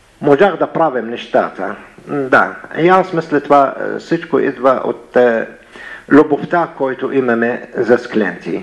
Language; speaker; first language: Bulgarian; non-native, learner; Arabic